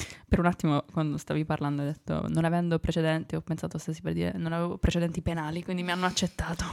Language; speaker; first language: Italian; native; Italian